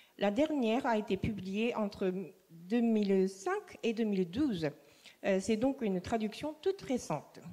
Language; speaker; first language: French; non-native, fluent; Japanese